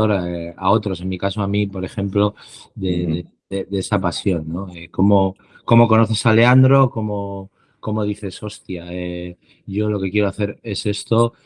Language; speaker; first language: Spanish; native; Spanish